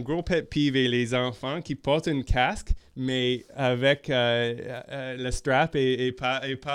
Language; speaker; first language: French; non-native, local second language; English